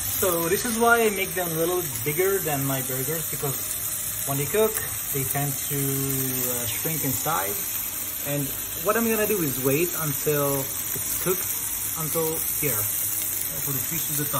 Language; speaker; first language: English; non-native, local second language; Filipino